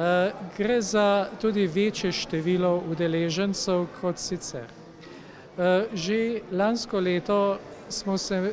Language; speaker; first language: Slovenian; native; Slovenian